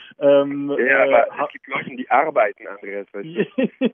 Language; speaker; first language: German; non-native, fluent; French